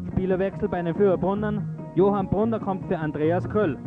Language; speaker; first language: German; native; German